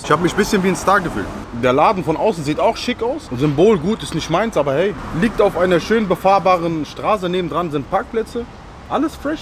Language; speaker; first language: German; non-native, local second language; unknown